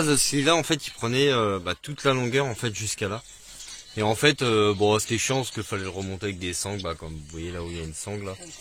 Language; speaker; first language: French; native; French